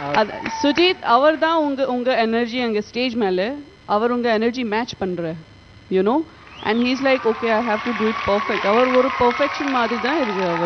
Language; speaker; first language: Tamil; non-native, local second language; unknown